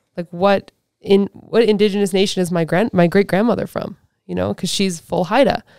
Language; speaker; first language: English; native; English